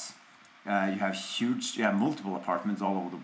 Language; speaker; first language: English; non-native, fluent; Norwegian